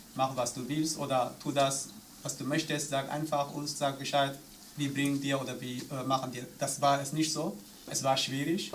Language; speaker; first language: German; non-native, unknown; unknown